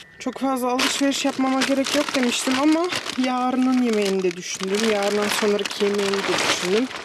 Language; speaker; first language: Turkish; early bilingual, heritage; Turkish